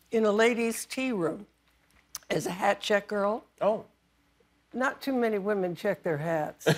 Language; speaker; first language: English; native; English